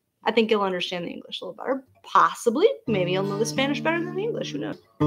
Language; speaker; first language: English; native; English